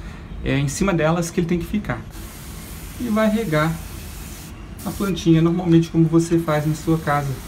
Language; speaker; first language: Portuguese; native; Portuguese